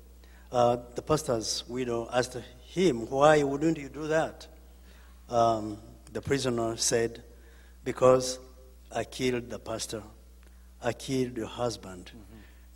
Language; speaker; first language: English; non-native, local second language; Kinyarwanda